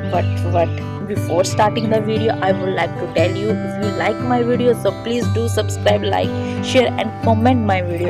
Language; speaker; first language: English; non-native, learner; Hindi